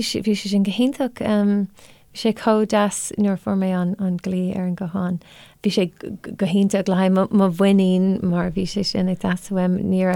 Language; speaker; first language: Irish; non-native, local second language; English